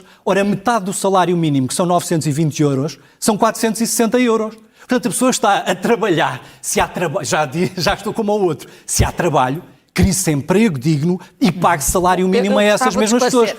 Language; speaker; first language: Portuguese; native; Portuguese